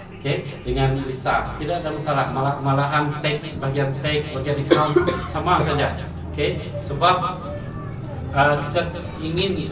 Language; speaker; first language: Malay; native; Malay